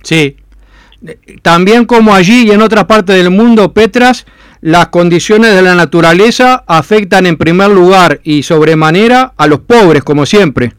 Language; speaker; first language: Spanish; native; Spanish